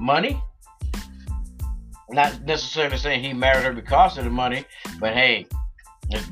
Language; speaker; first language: English; native; English